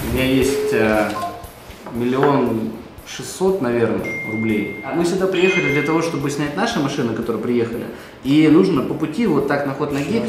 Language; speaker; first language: Russian; native; Russian